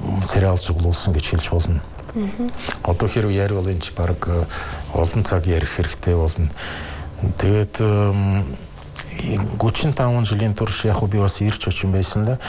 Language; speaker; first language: Mongolian; non-native, fluent; Russian